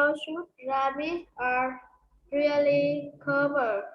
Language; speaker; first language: English; non-native, learner; Vietnamese